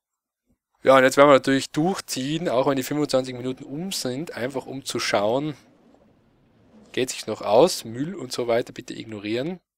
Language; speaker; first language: German; native; German